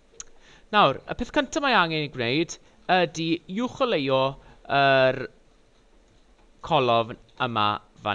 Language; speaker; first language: Welsh; non-native, local second language; English